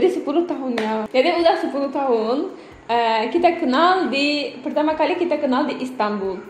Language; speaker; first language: Indonesian; non-native, learner; Turkish